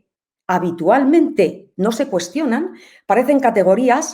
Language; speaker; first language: Spanish; native; Spanish